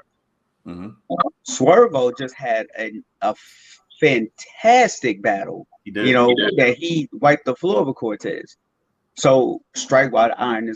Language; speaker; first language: English; native; English